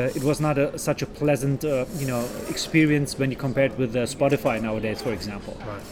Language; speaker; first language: English; non-native, fluent; German